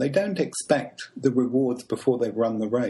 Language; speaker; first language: English; native; English